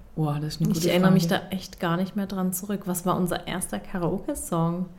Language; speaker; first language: German; early bilingual, other home language; Turkish